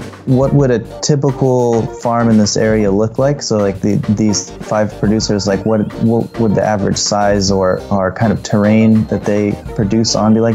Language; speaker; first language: English; native; English